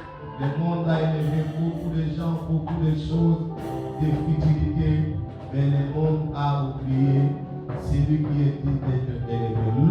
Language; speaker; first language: French; non-native, local second language; Lingala